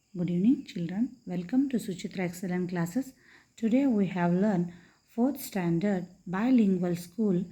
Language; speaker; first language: English; non-native, local second language; Kannada